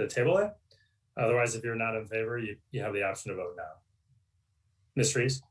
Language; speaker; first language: English; native; English